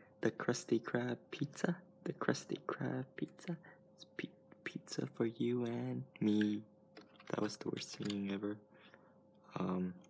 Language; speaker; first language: English; native; English